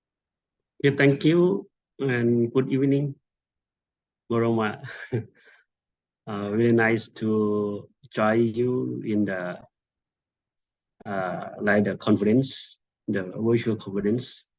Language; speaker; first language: English; non-native, fluent; Thai